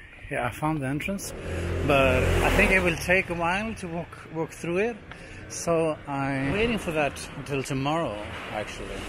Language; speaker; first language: English; non-native, fluent; Swedish